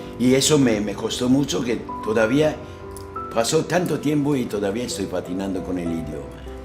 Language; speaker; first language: Spanish; non-native, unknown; Azerbaijani